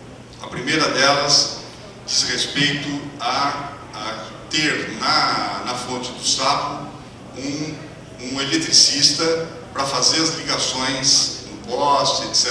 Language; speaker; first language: Portuguese; native; Portuguese